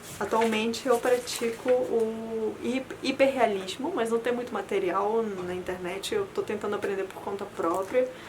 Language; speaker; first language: Portuguese; early bilingual, other home language; Spanish